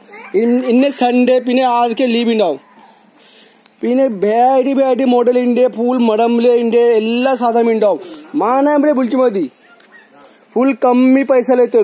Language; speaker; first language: Malayalam; non-native, learner; Hindi